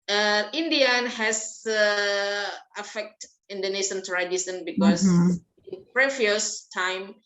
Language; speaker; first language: English; non-native, fluent; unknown